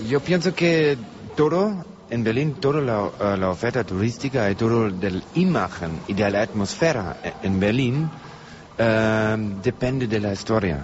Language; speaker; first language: Spanish; non-native, learner; German